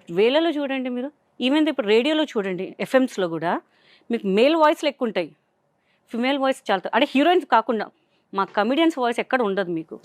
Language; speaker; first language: Telugu; non-native, local second language; Hindi